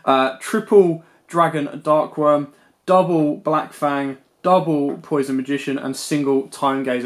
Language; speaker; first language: English; native; English